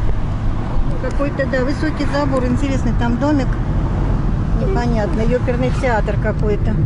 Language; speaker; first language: Russian; native; Russian